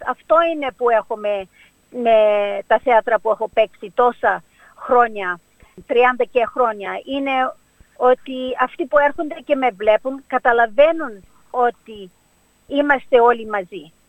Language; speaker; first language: Greek; early bilingual, heritage; Greek